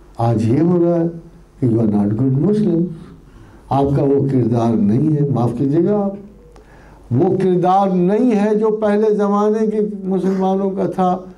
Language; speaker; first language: Urdu; non-native, local second language; Punjabi